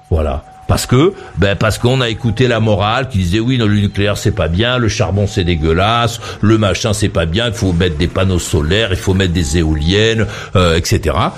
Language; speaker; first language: French; native; French